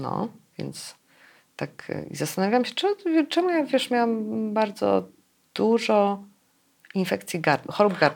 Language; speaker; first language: Polish; native; Polish